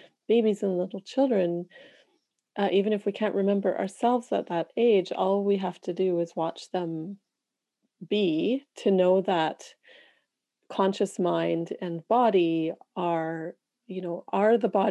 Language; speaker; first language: English; native; English